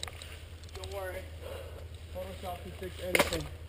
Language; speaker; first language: English; native; English